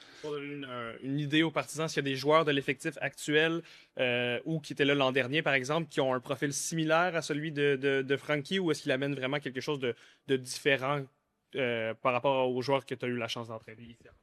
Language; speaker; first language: French; native; French